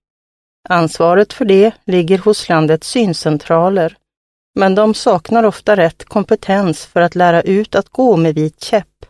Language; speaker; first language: Swedish; native; Swedish